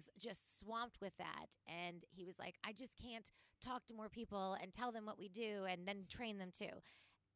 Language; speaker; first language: English; native; English